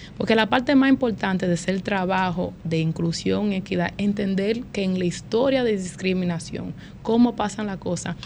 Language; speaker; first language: Spanish; early bilingual, heritage; Spanish